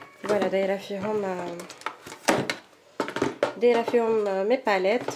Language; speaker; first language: Arabic; early bilingual, heritage; Arabic